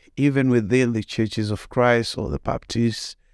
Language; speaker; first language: English; non-native, local second language; Shona